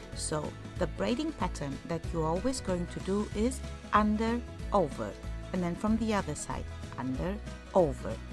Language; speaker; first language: English; non-native, fluent; German